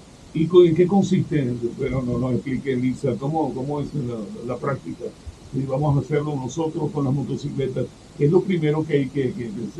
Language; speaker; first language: Spanish; native; Spanish